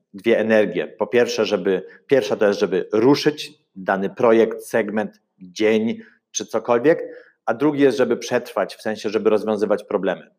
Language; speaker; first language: Polish; early bilingual, heritage; Polish